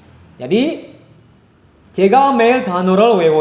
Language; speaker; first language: Korean; non-native, fluent; Indonesian